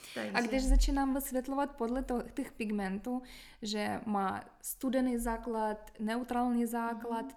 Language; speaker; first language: Czech; non-native, fluent; Ukrainian